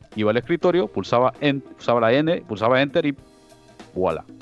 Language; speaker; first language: Spanish; native; Spanish